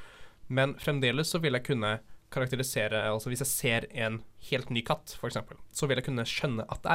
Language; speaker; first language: Norwegian; native; Norwegian